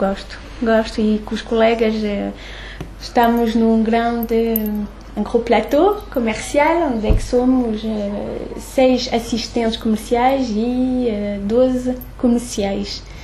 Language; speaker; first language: Portuguese; early bilingual, heritage; French